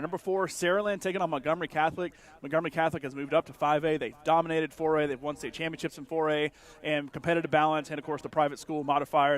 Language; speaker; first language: English; native; English